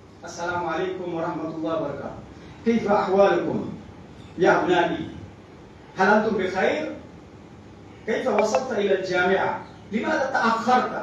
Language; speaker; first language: Arabic; non-native, fluent; Bangla